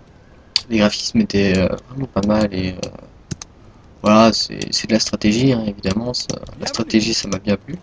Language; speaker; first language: French; native; French